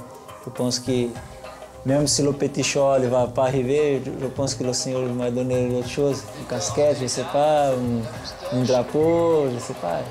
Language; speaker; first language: French; non-native, learner; Portuguese